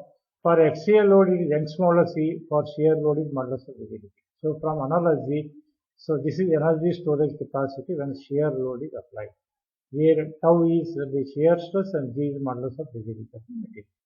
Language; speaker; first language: English; non-native, local second language; Kannada